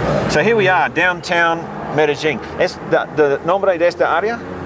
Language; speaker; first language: Spanish; non-native, learner; English